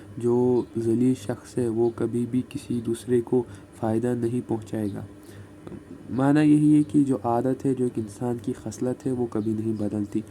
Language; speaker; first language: Urdu; non-native, local second language; Kashmiri